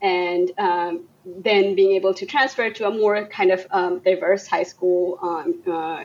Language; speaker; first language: English; non-native, local second language; Bangla